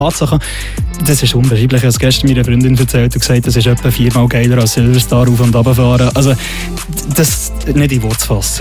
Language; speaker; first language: German; native; German